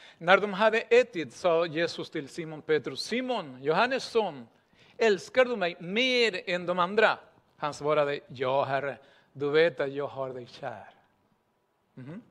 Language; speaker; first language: Swedish; non-native, fluent; Spanish